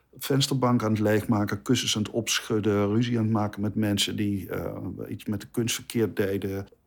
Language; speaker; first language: Dutch; native; Dutch